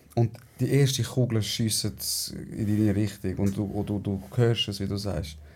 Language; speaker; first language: German; non-native, fluent; Spanish